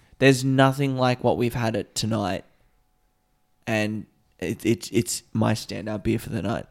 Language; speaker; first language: English; native; English